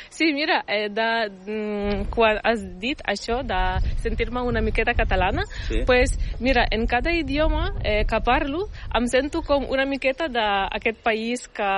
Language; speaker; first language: Catalan; non-native, fluent; Ukrainian